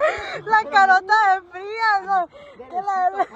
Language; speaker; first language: Spanish; early bilingual, other home language; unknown